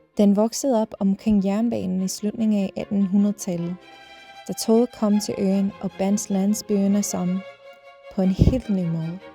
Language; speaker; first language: Danish; non-native, fluent; English